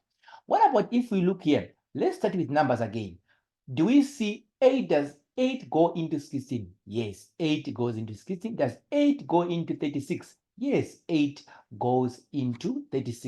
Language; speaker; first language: English; non-native, local second language; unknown